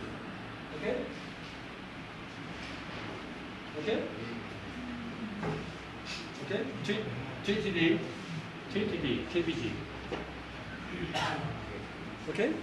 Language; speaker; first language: English; non-native, learner; Korean